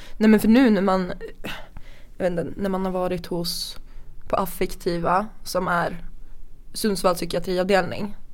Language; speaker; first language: Swedish; native; Swedish